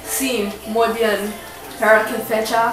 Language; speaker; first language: Spanish; non-native, learner; English